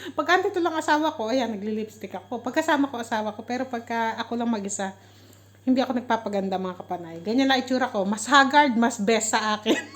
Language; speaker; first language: Filipino; native; Filipino